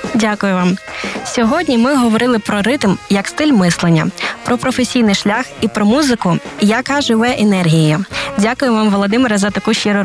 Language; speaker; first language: Ukrainian; native; Ukrainian